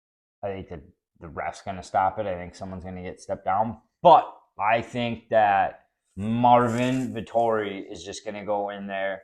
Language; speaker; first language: English; native; English